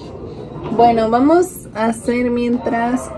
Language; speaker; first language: Spanish; native; Spanish